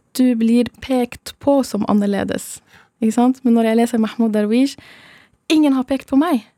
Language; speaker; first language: Norwegian; non-native, fluent; Arabic